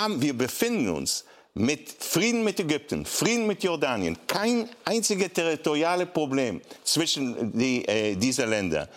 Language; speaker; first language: German; non-native, fluent; Hebrew